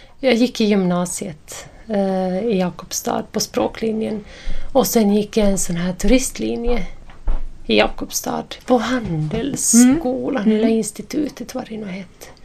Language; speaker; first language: Swedish; native; Swedish